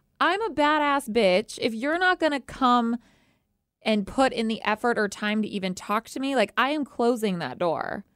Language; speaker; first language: English; native; English